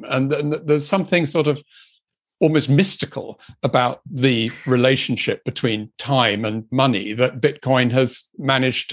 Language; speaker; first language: English; native; English